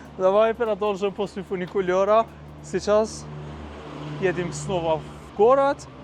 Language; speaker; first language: Russian; non-native, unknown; Persian